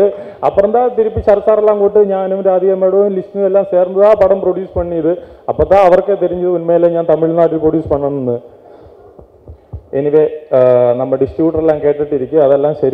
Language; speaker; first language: Tamil; non-native, learner; Malayalam